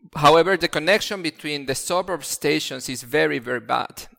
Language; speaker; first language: English; non-native, fluent; Spanish